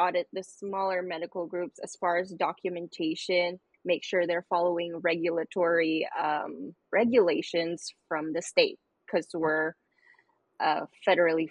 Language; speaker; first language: English; non-native, local second language; Filipino